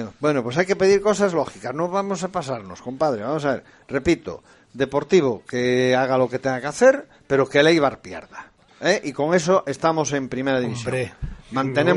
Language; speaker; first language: Spanish; native; Spanish